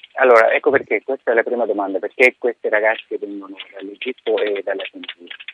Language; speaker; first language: Italian; non-native, fluent; Arabic